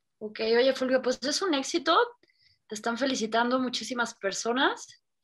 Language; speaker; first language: Spanish; native; Spanish